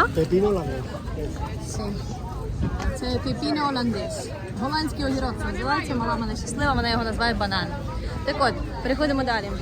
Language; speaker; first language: Ukrainian; non-native, local second language; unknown